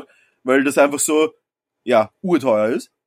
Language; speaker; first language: German; native; German